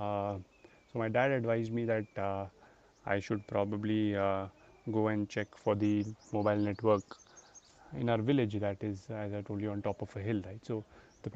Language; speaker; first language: English; non-native, local second language; Hindi